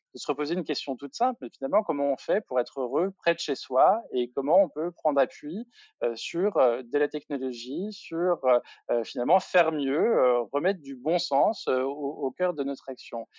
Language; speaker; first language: French; native; French